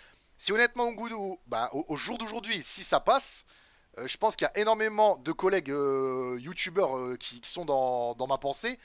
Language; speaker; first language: French; native; French